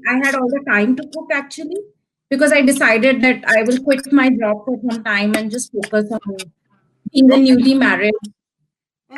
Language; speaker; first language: English; non-native, local second language; Hindi